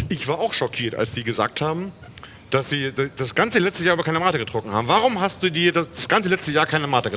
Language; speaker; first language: German; native; German